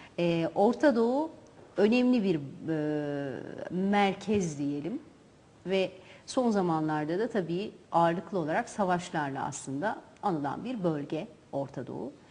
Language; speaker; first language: Turkish; native; Turkish